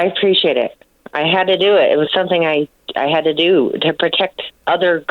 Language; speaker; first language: English; native; English